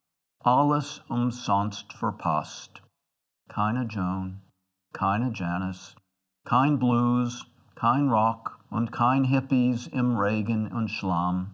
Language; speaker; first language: German; non-native, fluent; English